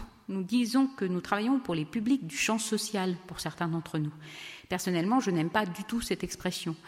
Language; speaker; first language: French; native; French